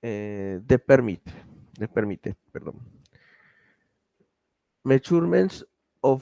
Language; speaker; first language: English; non-native, learner; Spanish